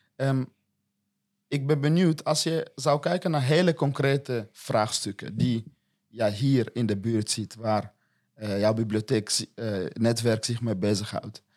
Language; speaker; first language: Dutch; non-native, fluent; Swahili